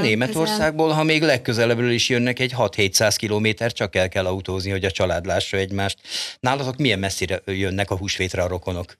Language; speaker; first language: Hungarian; native; Hungarian